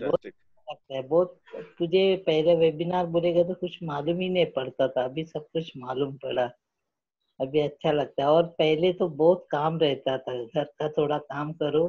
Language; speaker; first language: Hindi; non-native, local second language; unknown